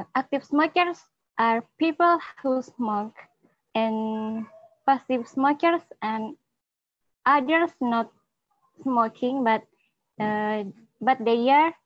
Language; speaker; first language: English; non-native, learner; Indonesian